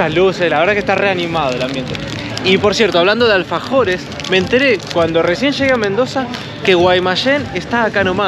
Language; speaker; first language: Spanish; native; Spanish